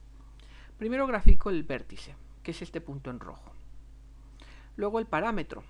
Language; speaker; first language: Spanish; native; Spanish